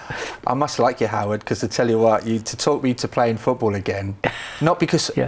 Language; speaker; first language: English; native; English